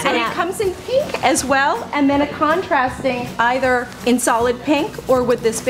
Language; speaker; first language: English; native; English